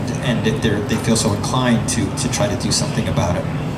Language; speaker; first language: English; native; English